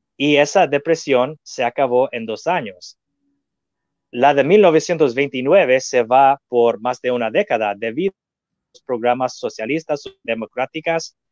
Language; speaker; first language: Spanish; non-native, fluent; English